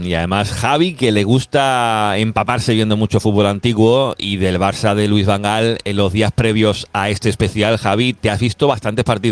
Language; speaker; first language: Spanish; native; Spanish